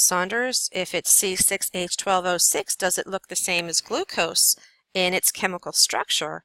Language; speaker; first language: English; native; English